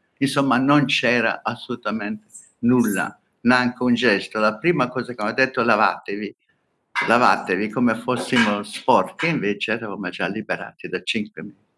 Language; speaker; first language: Italian; non-native, fluent; Hungarian